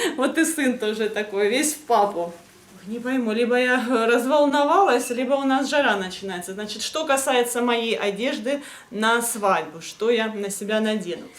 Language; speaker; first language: Russian; native; Russian